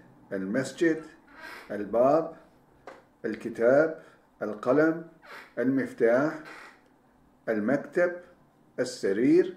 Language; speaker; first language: Arabic; non-native, fluent; Turkish